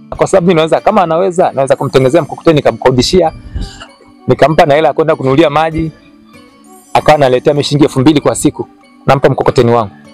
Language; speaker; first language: Swahili; non-native, local second language; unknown